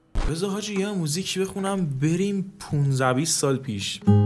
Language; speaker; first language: Persian; native; Persian